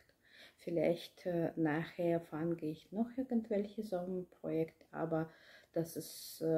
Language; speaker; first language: German; non-native, learner; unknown